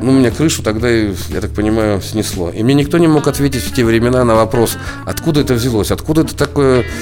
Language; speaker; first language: Russian; native; Russian